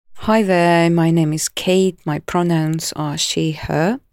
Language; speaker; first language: English; non-native, fluent; Russian